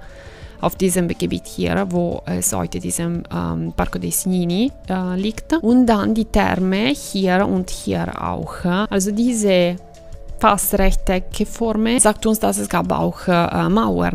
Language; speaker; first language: German; non-native, fluent; Italian